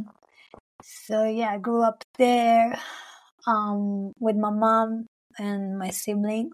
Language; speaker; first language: English; non-native, fluent; Hebrew